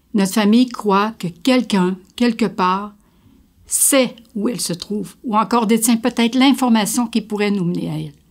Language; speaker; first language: French; native; French